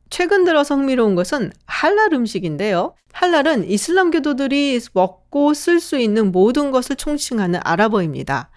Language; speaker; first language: Korean; native; Korean